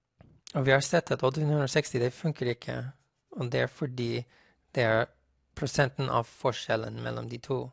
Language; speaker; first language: Norwegian; non-native, fluent; English